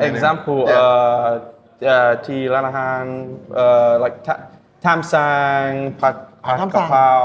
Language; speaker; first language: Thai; non-native, learner; English